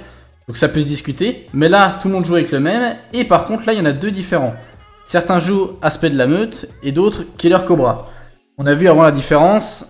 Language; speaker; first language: French; native; French